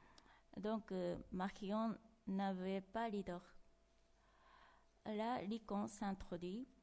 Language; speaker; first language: French; non-native, fluent; Japanese